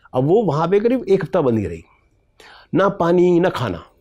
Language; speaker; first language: Hindi; native; Hindi